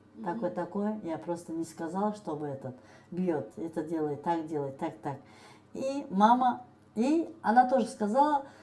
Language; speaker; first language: Russian; non-native, local second language; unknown